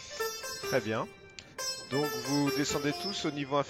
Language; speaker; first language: French; native; French